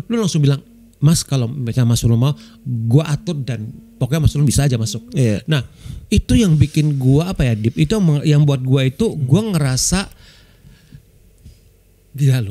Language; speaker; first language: Indonesian; native; Indonesian